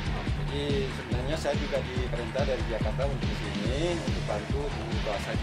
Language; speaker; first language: Indonesian; non-native, local second language; Chinese